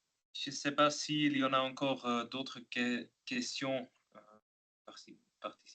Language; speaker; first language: French; non-native, local second language; Dutch